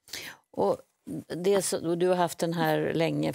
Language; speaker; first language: Swedish; native; Swedish